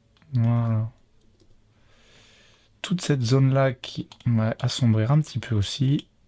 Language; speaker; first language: French; native; French